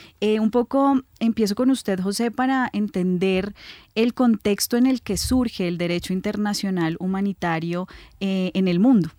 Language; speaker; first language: Spanish; native; Spanish